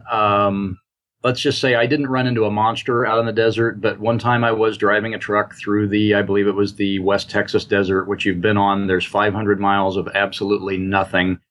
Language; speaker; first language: English; native; English